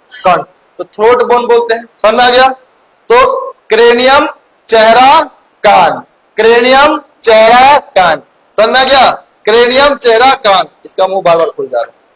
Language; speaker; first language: Hindi; native; Hindi